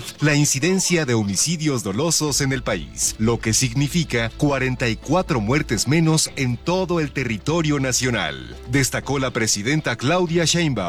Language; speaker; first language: Spanish; native; Spanish